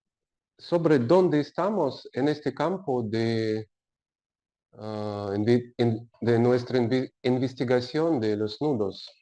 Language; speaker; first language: Spanish; non-native, learner; Russian